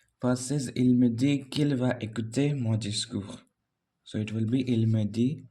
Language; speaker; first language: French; non-native, fluent; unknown